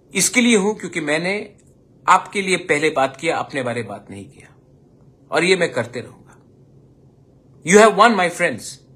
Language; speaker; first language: Hindi; non-native, local second language; Kok Borok